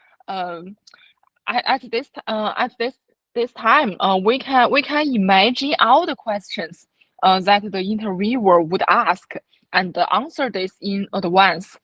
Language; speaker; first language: English; non-native, fluent; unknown